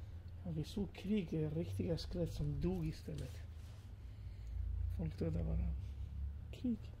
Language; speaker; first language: Swedish; early bilingual, other home language; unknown